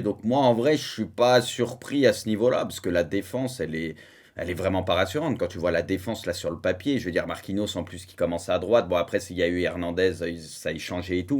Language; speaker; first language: French; native; French